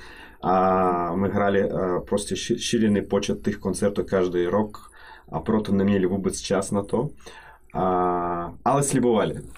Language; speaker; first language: Czech; non-native, fluent; Russian